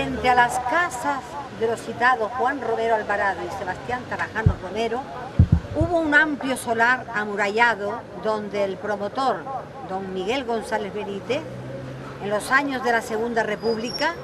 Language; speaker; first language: Spanish; native; Spanish